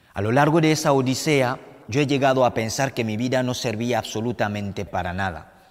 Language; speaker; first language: Spanish; non-native, fluent; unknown